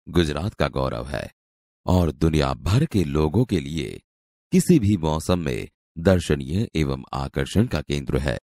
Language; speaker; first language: Hindi; non-native, local second language; Gujarati